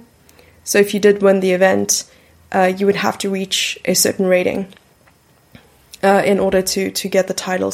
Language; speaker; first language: English; native; English